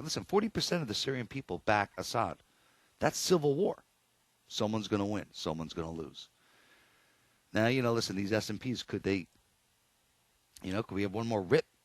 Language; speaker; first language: English; native; English